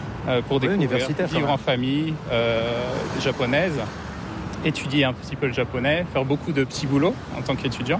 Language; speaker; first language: French; native; French